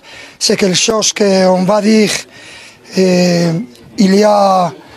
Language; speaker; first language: French; non-native, learner; Spanish